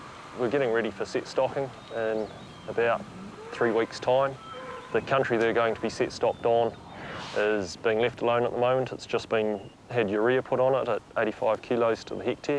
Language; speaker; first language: English; native; English